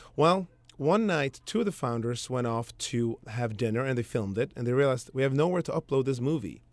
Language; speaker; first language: English; early bilingual, other home language; Swedish